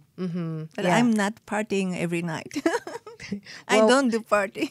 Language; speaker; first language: English; non-native, fluent; Japanese